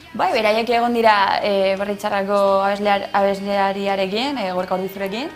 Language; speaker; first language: Basque; non-native, local second language; Spanish